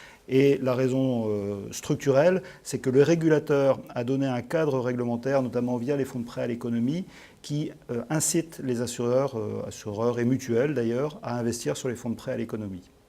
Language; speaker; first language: French; native; French